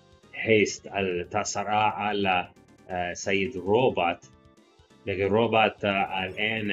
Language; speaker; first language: Arabic; non-native, learner; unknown